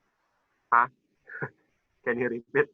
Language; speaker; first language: English; non-native, learner; Indonesian